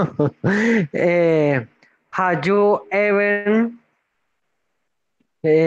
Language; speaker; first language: English; non-native, learner; Spanish